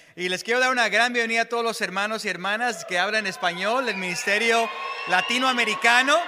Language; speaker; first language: Spanish; early bilingual, heritage; Spanish